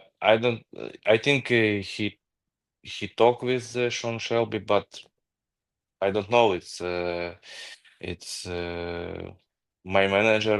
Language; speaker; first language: English; non-native, learner; Ukrainian